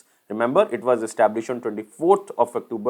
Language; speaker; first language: English; non-native, local second language; Hindi